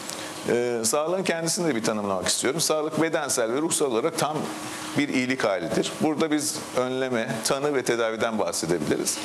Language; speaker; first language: Turkish; native; Turkish